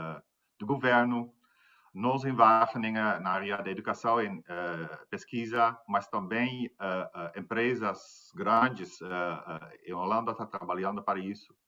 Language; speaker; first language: Portuguese; non-native, fluent; Dutch